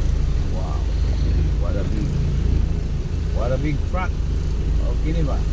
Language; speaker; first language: English; non-native, local second language; Cebuano